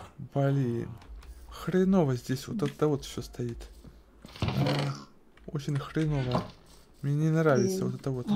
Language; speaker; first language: Russian; native; Russian